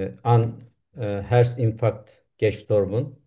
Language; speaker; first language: German; non-native, learner; Turkish